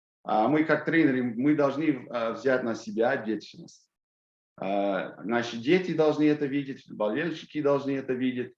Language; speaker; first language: Russian; non-native, fluent; English